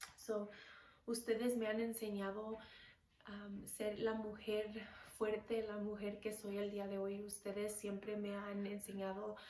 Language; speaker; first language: Spanish; early bilingual, heritage; Spanish